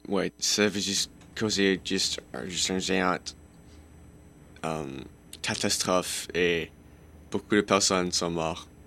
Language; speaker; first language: French; non-native, local second language; English